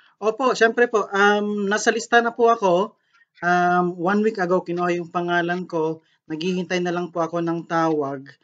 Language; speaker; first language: Filipino; non-native, local second language; Cebuano